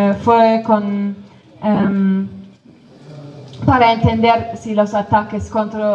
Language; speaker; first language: Spanish; non-native, fluent; Kurdish